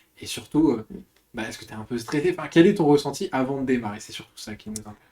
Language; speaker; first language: French; native; French